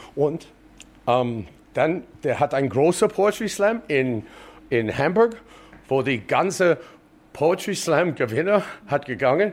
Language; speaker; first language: German; non-native, learner; English